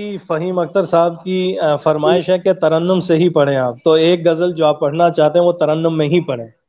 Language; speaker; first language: Urdu; native; Urdu